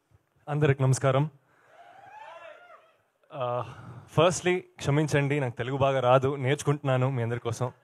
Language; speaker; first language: Telugu; non-native, learner; Kannada